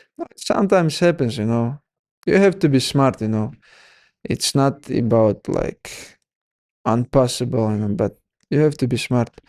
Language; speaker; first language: English; non-native, learner; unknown